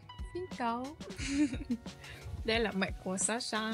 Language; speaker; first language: Vietnamese; non-native, learner; Russian